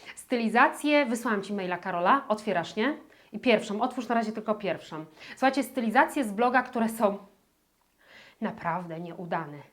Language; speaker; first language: Polish; native; Polish